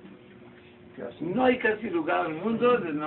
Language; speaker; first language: Spanish; non-native, learner; Hebrew